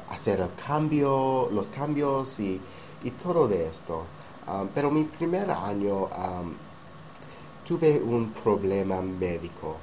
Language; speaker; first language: Spanish; non-native, learner; English